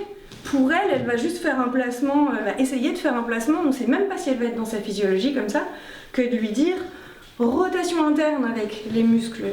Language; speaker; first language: French; native; French